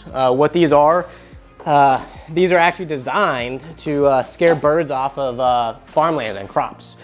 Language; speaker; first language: English; native; English